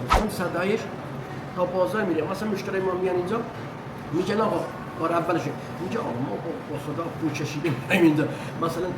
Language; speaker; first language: Persian; non-native, local second language; Azerbaijani